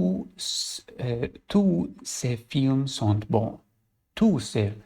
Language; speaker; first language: French; non-native, learner; Arabic